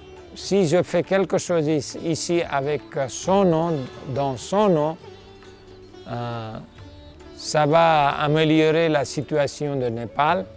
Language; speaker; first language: French; non-native, fluent; Nepali